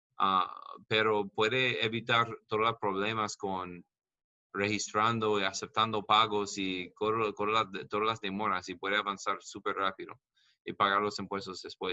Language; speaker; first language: Spanish; non-native, learner; English